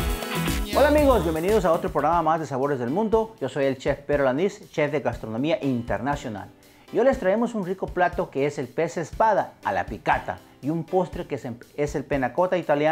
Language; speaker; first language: Spanish; native; Spanish